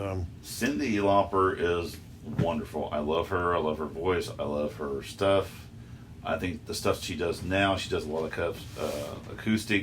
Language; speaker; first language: English; native; English